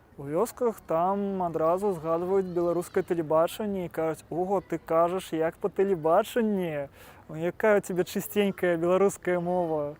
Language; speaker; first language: Belarusian; non-native, local second language; Russian